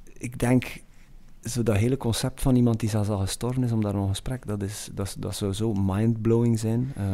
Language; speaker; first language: Dutch; native; Dutch